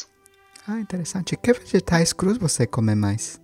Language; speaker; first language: Portuguese; non-native, learner; Spanish